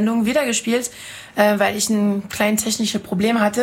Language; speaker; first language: German; non-native, fluent; French